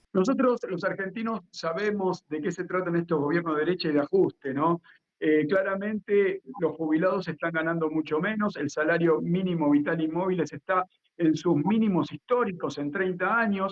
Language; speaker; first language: Spanish; native; Spanish